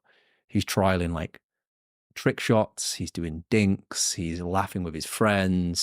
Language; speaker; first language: English; native; English